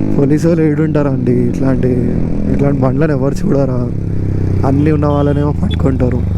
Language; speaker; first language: Telugu; non-native, local second language; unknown